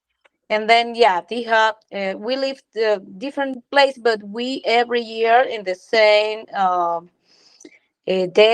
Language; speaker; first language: English; non-native, learner; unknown